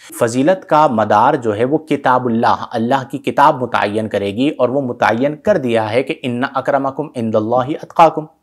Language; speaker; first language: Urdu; native; Urdu